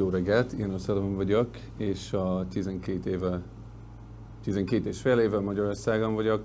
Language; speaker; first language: Hungarian; non-native, learner; English